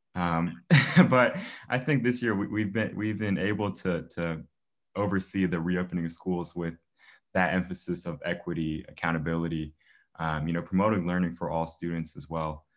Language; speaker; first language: English; native; English